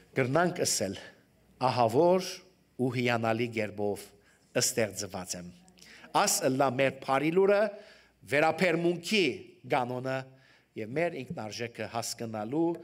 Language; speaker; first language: Armenian; early bilingual, heritage; Armenian